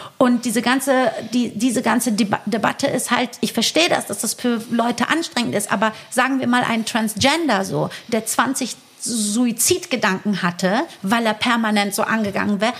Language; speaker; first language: German; early bilingual, other home language; Persian